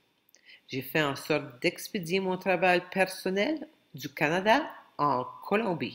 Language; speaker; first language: French; non-native, local second language; Ukrainian